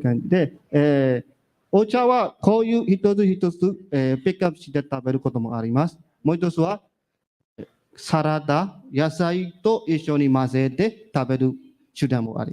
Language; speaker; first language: Japanese; non-native, learner; Burmese